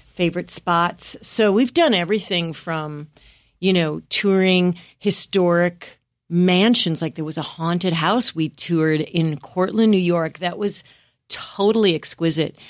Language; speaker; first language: English; native; English